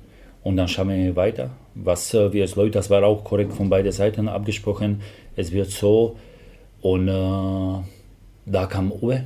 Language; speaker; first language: German; non-native, fluent; Slovak